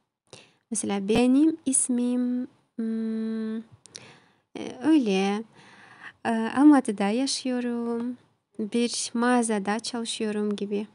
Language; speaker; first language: Turkish; non-native, learner; Kazakh